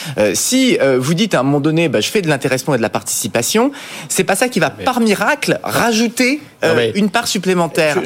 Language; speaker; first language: French; native; French